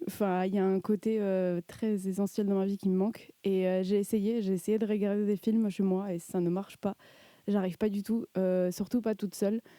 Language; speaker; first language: French; early bilingual, other home language; Spanish